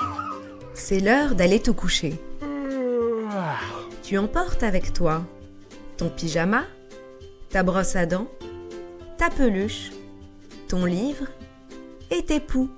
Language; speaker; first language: French; native; French